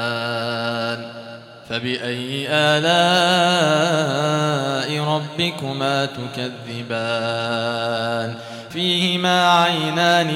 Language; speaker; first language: Arabic; native; Arabic